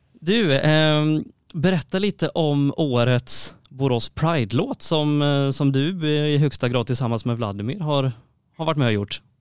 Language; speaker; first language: Swedish; native; Swedish